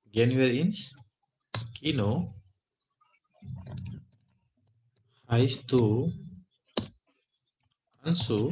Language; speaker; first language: German; non-native, fluent; Hindi